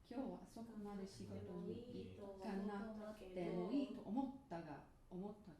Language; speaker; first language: Japanese; non-native, learner; English